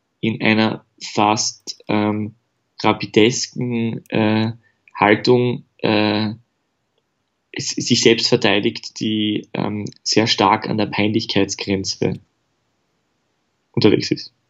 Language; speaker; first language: German; native; German